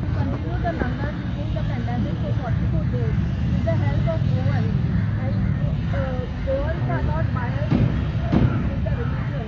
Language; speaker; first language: English; non-native, local second language; Hindi